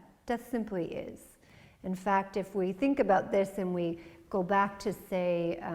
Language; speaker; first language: English; native; English